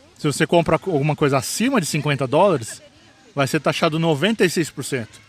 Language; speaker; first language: Portuguese; native; Portuguese